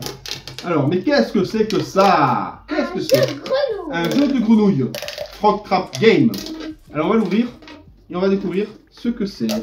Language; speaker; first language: French; native; French